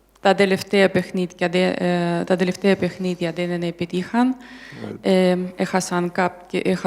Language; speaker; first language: Greek; non-native, learner; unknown